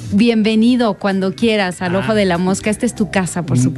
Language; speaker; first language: Spanish; native; Spanish